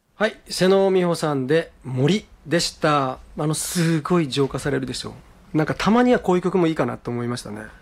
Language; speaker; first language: Japanese; native; Japanese